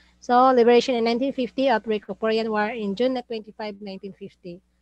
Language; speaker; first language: English; non-native, local second language; Cebuano